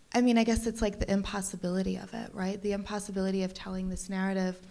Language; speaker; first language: English; native; English